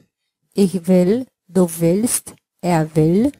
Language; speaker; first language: German; non-native, fluent; Polish